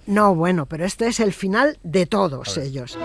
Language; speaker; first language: Spanish; native; Spanish